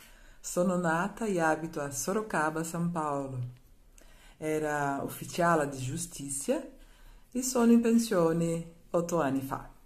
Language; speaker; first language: Italian; non-native, learner; Portuguese